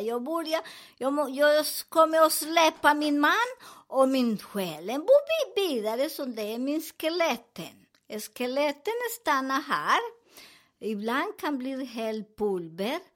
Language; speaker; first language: Swedish; non-native, learner; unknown